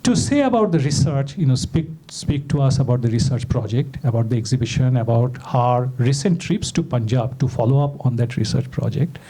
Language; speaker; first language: English; non-native, local second language; Bangla